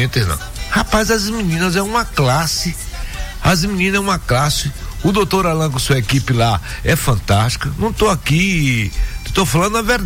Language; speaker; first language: Portuguese; native; Portuguese